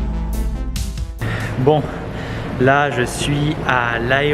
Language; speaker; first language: French; native; French